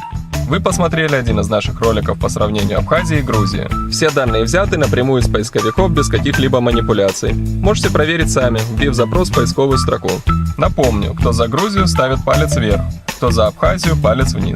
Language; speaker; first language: Russian; native; Russian